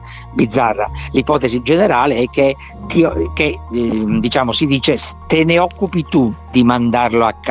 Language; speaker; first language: Italian; native; Italian